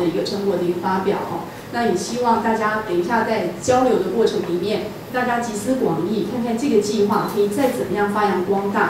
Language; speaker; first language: Chinese; native; Chinese